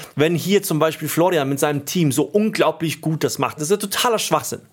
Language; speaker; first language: German; native; German